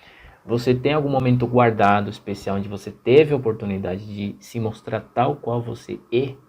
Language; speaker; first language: Portuguese; non-native, fluent; Spanish